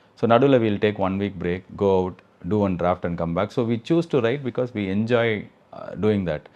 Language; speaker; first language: English; non-native, local second language; Tamil